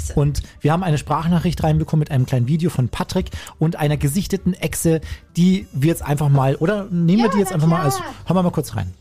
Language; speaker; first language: German; native; German